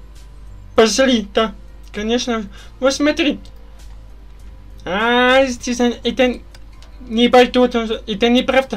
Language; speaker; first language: Russian; non-native, learner; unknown